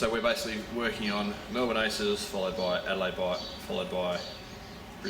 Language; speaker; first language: English; native; English